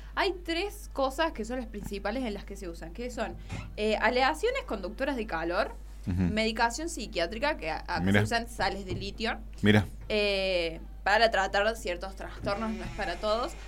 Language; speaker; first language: Spanish; native; Spanish